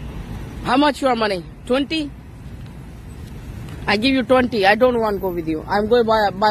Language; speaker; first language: English; non-native, learner; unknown